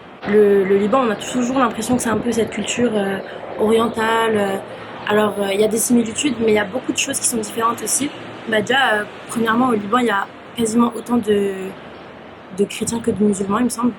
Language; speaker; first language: French; native; French